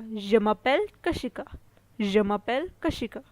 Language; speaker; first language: French; non-native, fluent; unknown